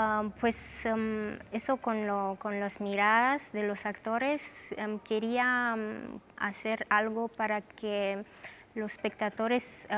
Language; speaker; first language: Spanish; non-native, fluent; Romanian